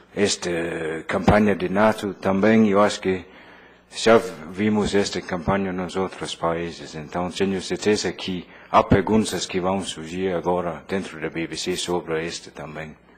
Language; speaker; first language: Portuguese; non-native, fluent; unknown